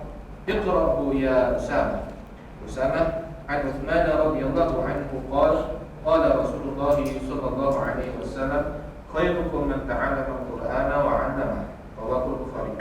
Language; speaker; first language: Arabic; non-native, learner; Indonesian